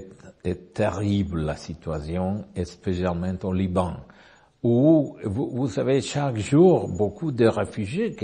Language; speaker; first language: French; non-native, learner; Spanish